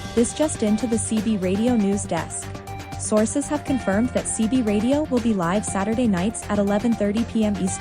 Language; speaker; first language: English; native; English